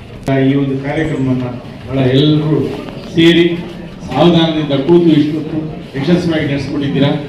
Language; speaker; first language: Kannada; native; Kannada